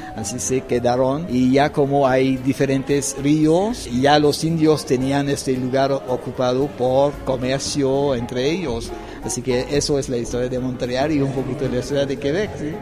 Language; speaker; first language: Spanish; non-native, fluent; French